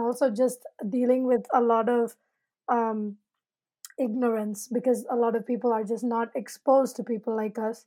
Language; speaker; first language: English; non-native, local second language; Malayalam